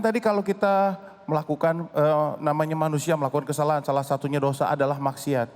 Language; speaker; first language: Indonesian; native; Indonesian